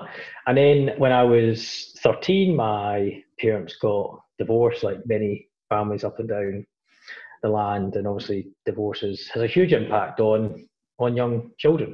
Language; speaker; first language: English; native; English